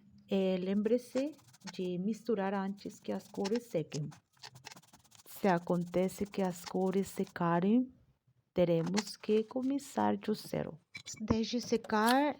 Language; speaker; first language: Portuguese; non-native, learner; Spanish